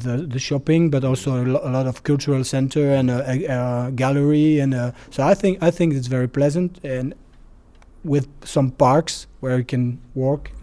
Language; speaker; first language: English; non-native, learner; French